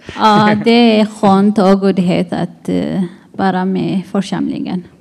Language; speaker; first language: Swedish; non-native, learner; Tigrinya